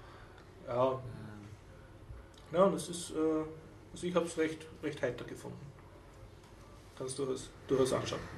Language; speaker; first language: German; native; German